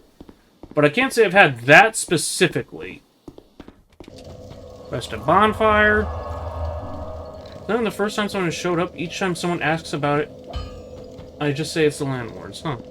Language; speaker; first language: English; native; English